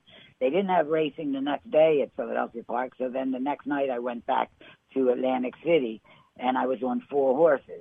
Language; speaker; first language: English; native; English